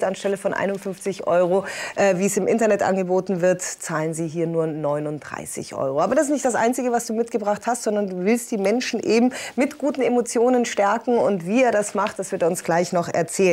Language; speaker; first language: German; native; German